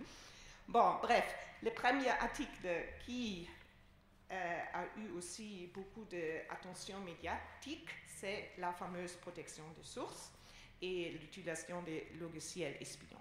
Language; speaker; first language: French; non-native, fluent; German